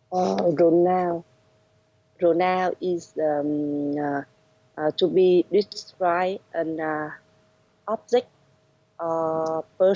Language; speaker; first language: English; non-native, learner; Vietnamese